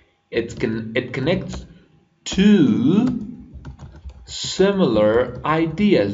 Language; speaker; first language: English; non-native, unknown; Persian